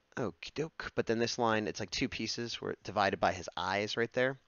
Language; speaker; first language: English; native; English